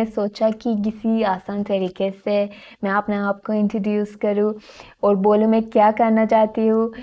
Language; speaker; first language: Hindi; non-native, fluent; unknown